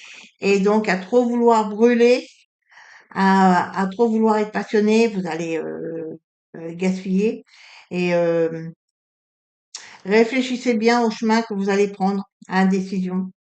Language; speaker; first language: French; native; French